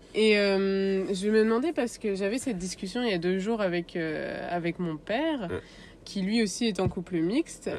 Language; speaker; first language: French; native; French